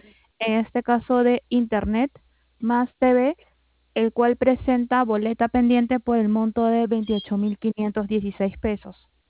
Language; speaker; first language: Spanish; native; Spanish